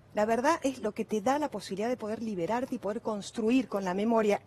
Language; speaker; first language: Spanish; native; Spanish